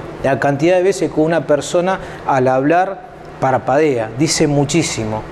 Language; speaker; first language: Spanish; native; Spanish